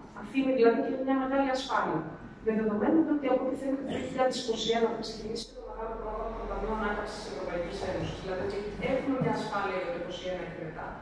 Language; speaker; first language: Greek; native; Greek